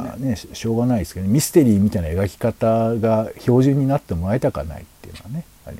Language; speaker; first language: Japanese; native; Japanese